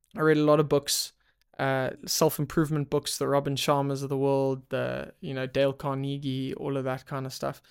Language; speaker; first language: English; native; English